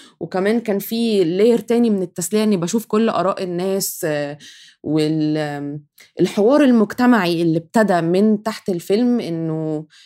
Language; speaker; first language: Arabic; native; Arabic